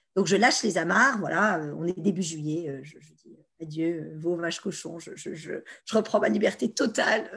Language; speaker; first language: French; native; French